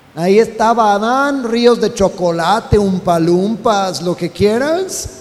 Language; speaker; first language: Spanish; non-native, fluent; English